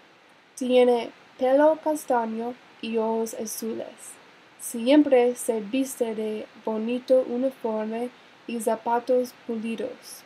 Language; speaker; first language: Spanish; non-native, learner; English